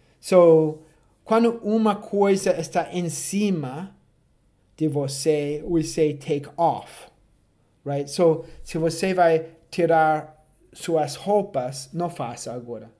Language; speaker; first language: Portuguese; non-native, fluent; English